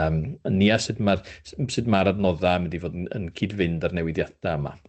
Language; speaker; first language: Welsh; native; Welsh